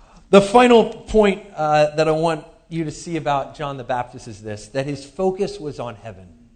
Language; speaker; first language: English; native; English